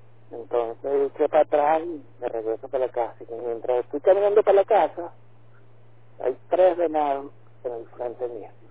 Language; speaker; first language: Spanish; native; Spanish